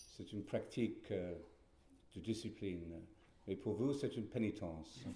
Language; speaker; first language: French; non-native, fluent; English